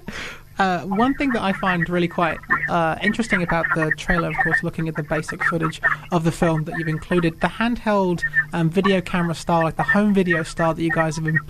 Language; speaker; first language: English; native; English